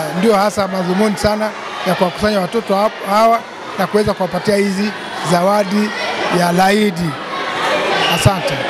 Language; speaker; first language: Swahili; native; Swahili